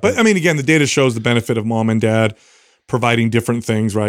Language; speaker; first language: English; native; English